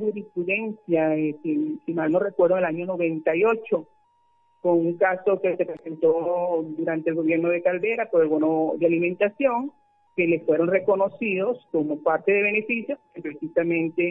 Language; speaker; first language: Spanish; native; Spanish